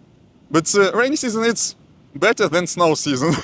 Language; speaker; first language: English; non-native, learner; Russian